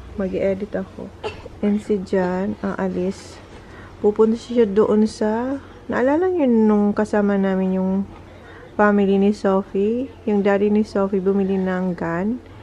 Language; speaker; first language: Filipino; non-native, local second language; Bikol